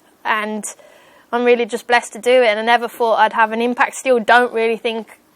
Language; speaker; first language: English; native; English